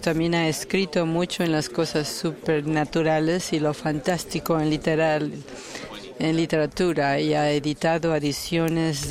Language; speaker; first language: Spanish; non-native, fluent; English